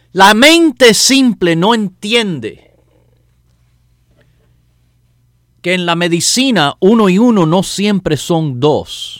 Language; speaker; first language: Spanish; native; Spanish